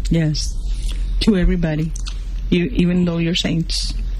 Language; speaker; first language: English; early bilingual, other home language; Spanish